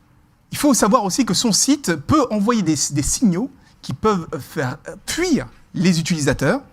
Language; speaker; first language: French; native; French